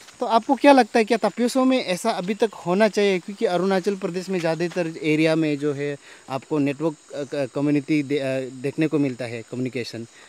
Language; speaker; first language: Hindi; non-native, local second language; Nyishi